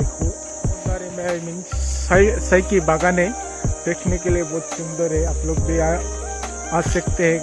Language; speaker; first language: Hindi; non-native, local second language; Bodo